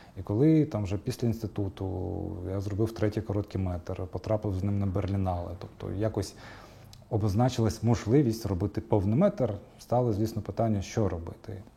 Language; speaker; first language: Ukrainian; non-native, local second language; Crimean Tatar